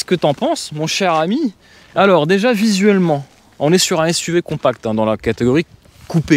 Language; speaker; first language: French; native; French